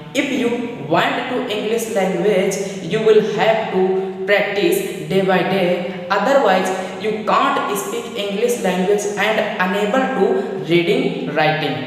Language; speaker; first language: Hindi; native; Hindi